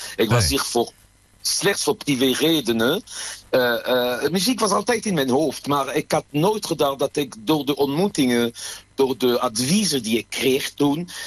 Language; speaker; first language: Dutch; non-native, fluent; French